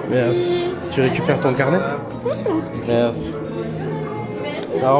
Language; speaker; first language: French; native; French